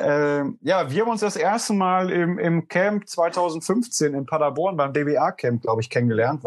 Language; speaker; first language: German; native; German